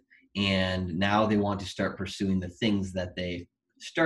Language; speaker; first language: English; native; English